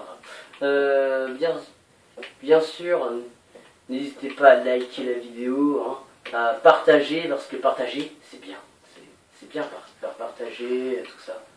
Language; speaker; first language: French; native; French